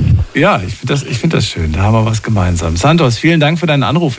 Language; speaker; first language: German; native; German